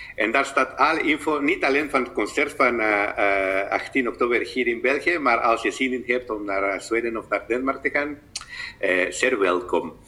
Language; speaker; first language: Dutch; non-native, fluent; Spanish